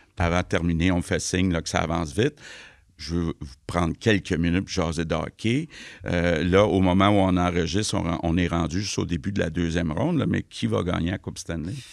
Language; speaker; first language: French; native; French